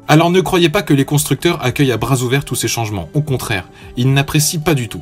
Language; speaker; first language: French; native; French